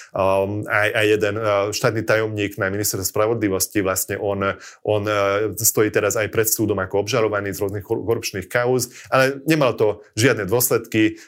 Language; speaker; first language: Slovak; non-native, local second language; Hungarian